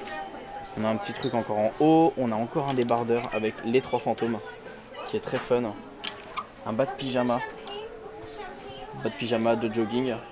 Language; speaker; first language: French; native; French